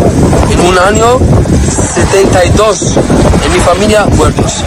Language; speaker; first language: Spanish; non-native, learner; Arabic